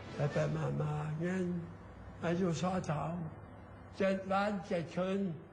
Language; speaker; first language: Thai; non-native, learner; Chinese